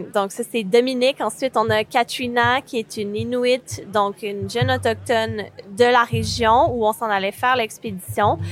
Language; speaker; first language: French; native; French